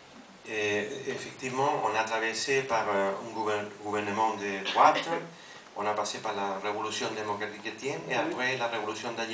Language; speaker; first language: French; non-native, fluent; Spanish